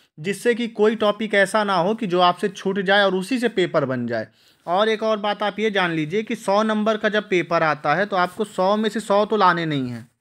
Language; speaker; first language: Hindi; native; Hindi